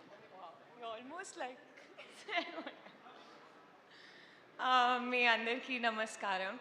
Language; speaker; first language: Telugu; non-native, local second language; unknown